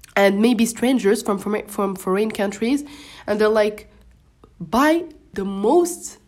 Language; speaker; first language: English; non-native, fluent; Arabic